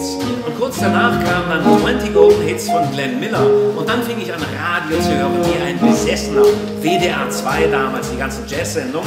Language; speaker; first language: German; native; German